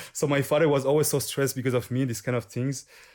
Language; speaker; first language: English; non-native, fluent; French